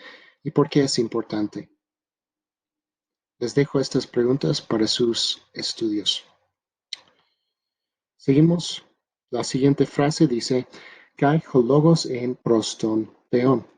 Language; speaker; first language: Spanish; non-native, fluent; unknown